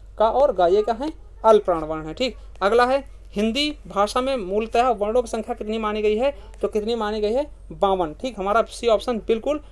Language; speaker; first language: Hindi; native; Hindi